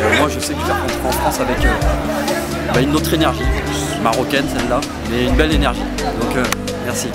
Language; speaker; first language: French; early bilingual, other home language; Vietnamese